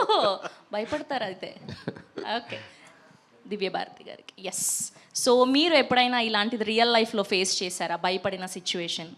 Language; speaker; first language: Telugu; native; Telugu